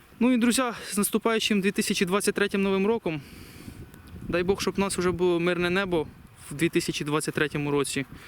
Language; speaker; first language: Ukrainian; native; Ukrainian